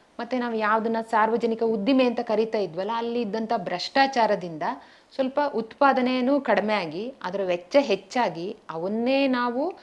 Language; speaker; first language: Kannada; native; Kannada